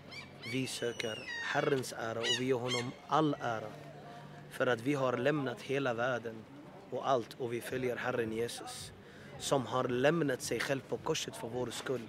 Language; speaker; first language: Swedish; non-native, fluent; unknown